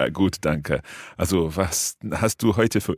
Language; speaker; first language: German; non-native, fluent; English